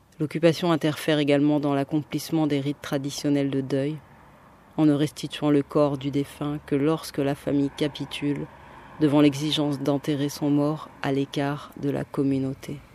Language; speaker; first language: French; native; French